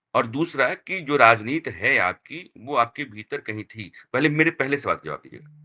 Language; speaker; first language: Hindi; native; Hindi